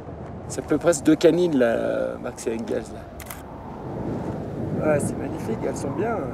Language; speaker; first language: French; native; French